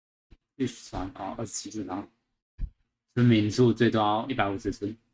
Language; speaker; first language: Chinese; native; Chinese